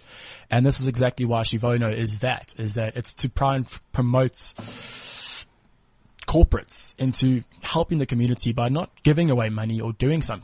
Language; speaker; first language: English; native; English